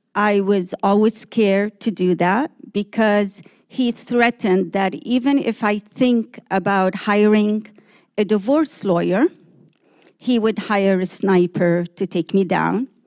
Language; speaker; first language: English; early bilingual, other home language; Arabic